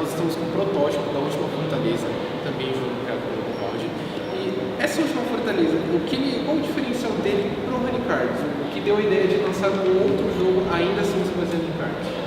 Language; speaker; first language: Portuguese; native; Portuguese